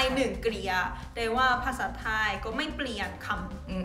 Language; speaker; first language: Thai; non-native, fluent; Korean